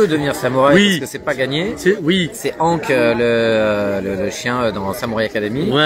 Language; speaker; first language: French; native; French